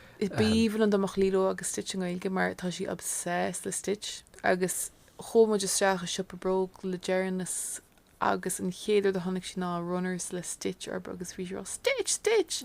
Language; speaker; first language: Irish; non-native, local second language; English